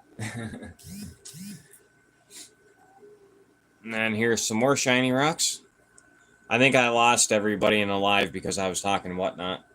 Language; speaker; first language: English; native; English